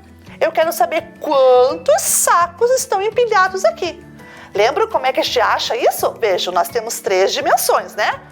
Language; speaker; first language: Portuguese; native; Portuguese